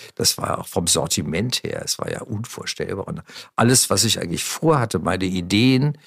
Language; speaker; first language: German; native; German